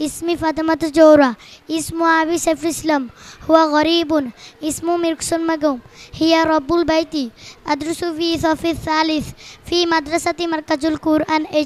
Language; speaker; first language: Arabic; non-native, learner; Bangla